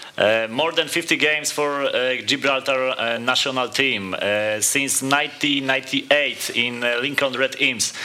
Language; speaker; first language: English; non-native, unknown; Polish